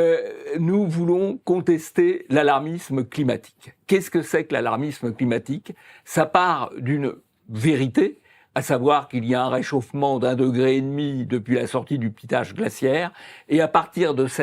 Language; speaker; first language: French; native; French